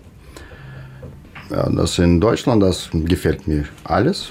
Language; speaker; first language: German; non-native, learner; Russian